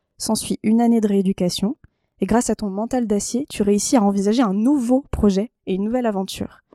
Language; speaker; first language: French; native; French